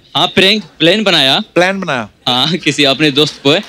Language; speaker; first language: Hindi; native; Hindi